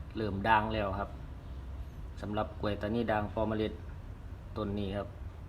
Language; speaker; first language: Thai; non-native, local second language; Northeastern Thai